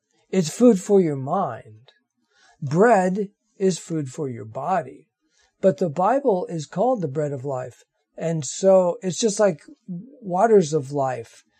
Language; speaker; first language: English; native; English